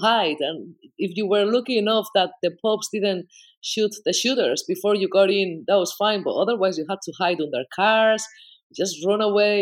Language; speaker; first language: English; non-native, fluent; Spanish